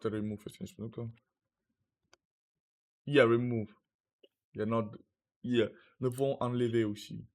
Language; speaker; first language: French; non-native, learner; Russian